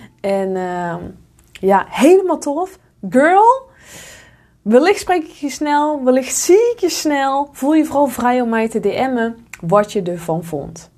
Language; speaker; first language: Dutch; native; Dutch